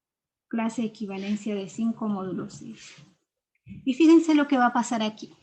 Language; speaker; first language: Spanish; native; Spanish